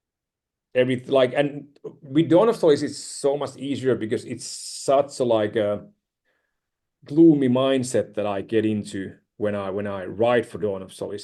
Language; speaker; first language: English; non-native, fluent; Finnish